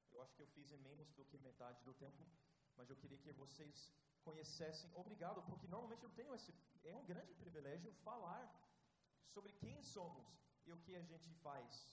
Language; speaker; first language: Portuguese; non-native, fluent; English